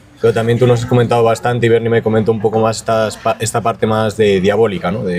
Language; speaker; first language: Spanish; native; Spanish